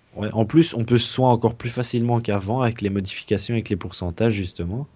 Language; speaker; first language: French; native; French